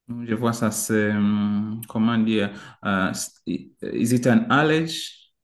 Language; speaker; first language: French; non-native, learner; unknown